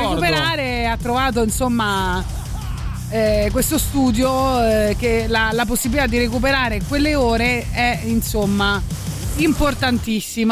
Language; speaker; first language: Italian; native; Italian